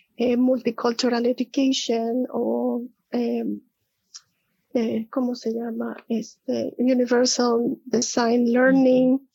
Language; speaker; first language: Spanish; native; Spanish